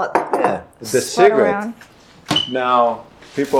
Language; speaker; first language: English; non-native, learner; Italian